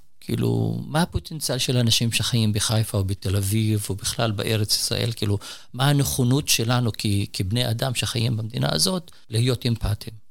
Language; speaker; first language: Hebrew; non-native, local second language; Arabic